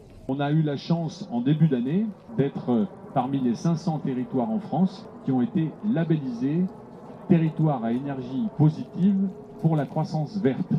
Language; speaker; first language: French; native; French